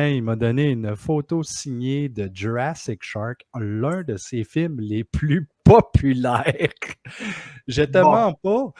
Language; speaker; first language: French; native; French